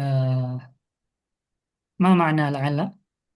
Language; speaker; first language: Arabic; non-native, fluent; Indonesian